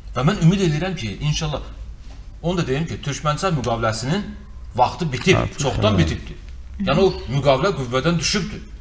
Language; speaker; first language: Azerbaijani; native; Azerbaijani